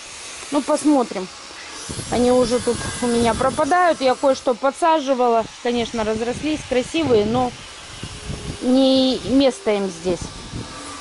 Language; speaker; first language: Russian; native; Russian